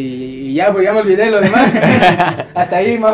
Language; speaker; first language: Spanish; native; Spanish